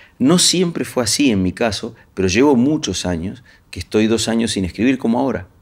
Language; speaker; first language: Spanish; native; Spanish